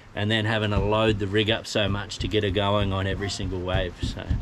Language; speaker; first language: English; native; English